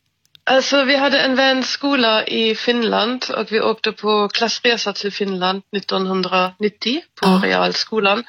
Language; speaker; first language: Swedish; non-native, fluent; German